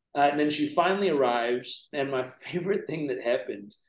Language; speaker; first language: English; native; English